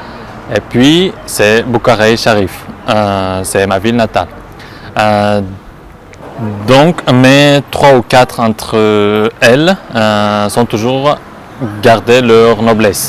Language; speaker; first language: French; non-native, fluent; Uzbek